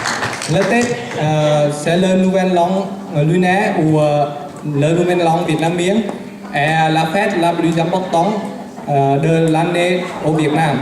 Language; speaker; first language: French; non-native, fluent; Vietnamese